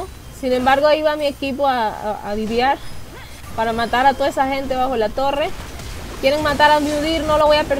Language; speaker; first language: Spanish; native; Spanish